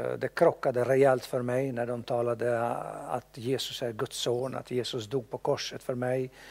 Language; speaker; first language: Swedish; non-native, fluent; Bosnian